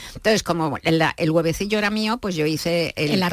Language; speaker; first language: Spanish; native; Spanish